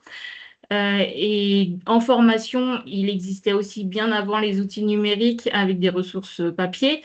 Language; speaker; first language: French; native; French